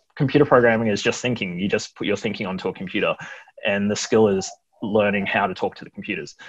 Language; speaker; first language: English; native; English